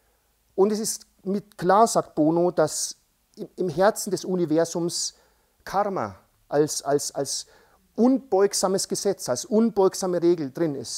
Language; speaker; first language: German; native; German